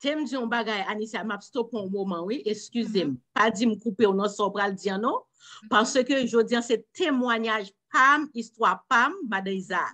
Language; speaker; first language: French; non-native, local second language; Haitian Creole